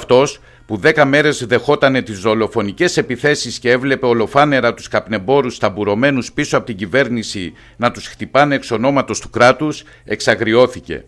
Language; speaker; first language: Greek; native; Greek